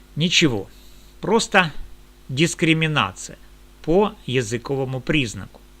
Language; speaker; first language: Russian; native; Russian